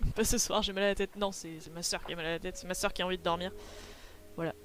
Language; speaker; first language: French; native; French